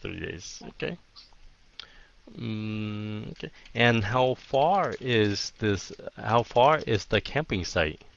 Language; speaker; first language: English; early bilingual, heritage; Vietnamese